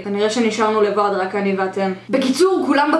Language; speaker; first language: Hebrew; native; Hebrew